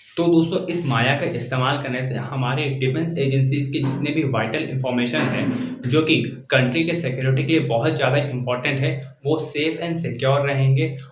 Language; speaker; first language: Hindi; native; Hindi